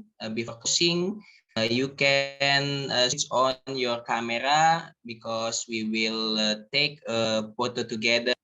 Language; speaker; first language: English; non-native, learner; Indonesian